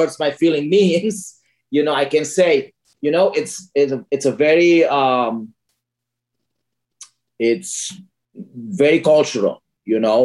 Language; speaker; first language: English; non-native, fluent; Romanian